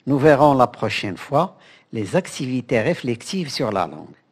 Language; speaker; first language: French; non-native, local second language; Arabic